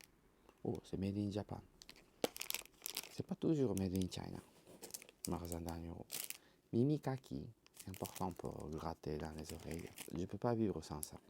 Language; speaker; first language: French; non-native, fluent; Japanese